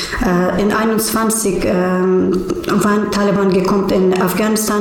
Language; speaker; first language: German; non-native, learner; Persian